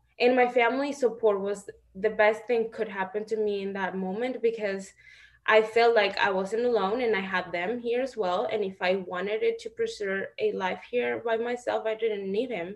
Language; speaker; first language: English; non-native, fluent; Spanish